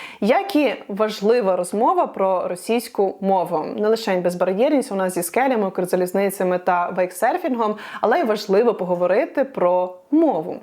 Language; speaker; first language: Ukrainian; non-native, local second language; Russian